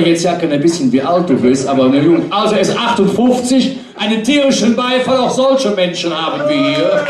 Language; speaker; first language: German; native; German